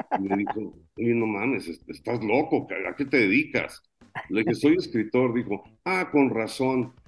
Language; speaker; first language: Spanish; early bilingual, heritage; Spanish